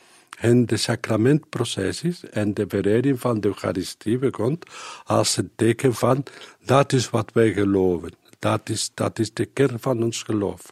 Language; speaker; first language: Dutch; non-native, learner; Spanish